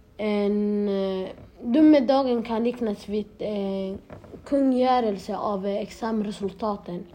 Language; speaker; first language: Swedish; early bilingual, other home language; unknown